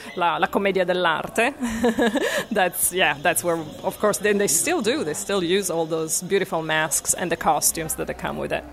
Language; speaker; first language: English; non-native, fluent; Italian